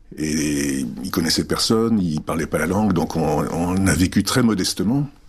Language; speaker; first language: French; early bilingual, other home language; Czech